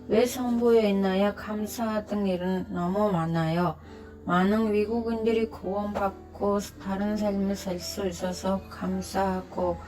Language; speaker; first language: Korean; non-native, fluent; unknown